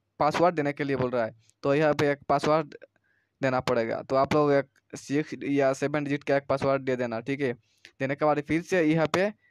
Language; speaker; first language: Hindi; non-native, local second language; Bangla